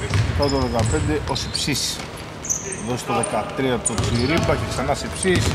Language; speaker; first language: Greek; native; Greek